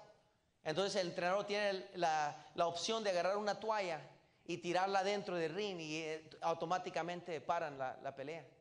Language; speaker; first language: Spanish; native; Spanish